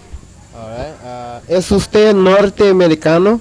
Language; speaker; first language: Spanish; non-native, fluent; English